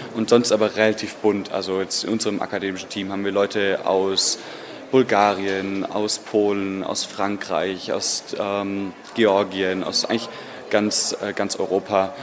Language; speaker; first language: German; native; German